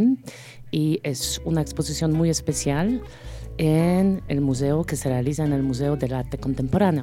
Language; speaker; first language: Spanish; non-native, fluent; Polish